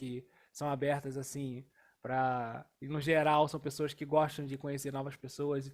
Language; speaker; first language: Portuguese; native; Portuguese